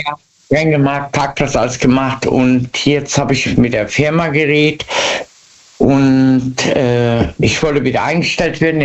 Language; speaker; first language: German; native; German